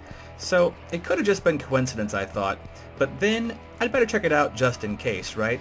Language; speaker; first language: English; native; English